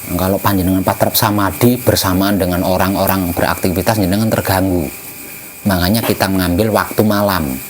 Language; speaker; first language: Indonesian; non-native, local second language; Javanese